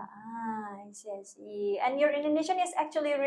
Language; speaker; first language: English; non-native, fluent; Indonesian